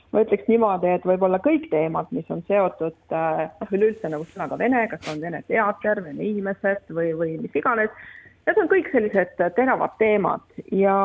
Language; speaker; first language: Estonian; non-native, local second language; Russian